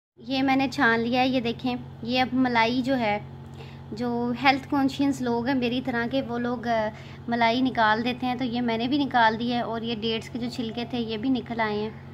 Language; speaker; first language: Urdu; native; Urdu